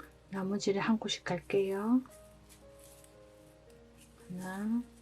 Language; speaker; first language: Korean; native; Korean